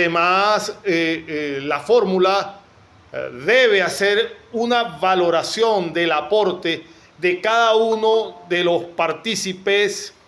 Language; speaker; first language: Spanish; native; Spanish